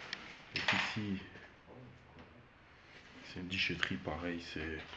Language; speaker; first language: French; native; French